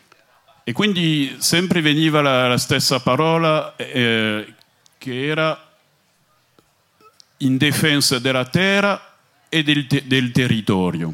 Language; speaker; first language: Italian; non-native, fluent; French